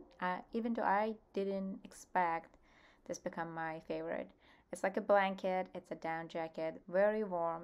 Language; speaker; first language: English; non-native, fluent; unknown